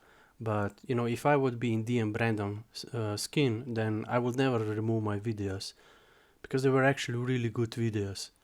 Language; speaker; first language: English; non-native, fluent; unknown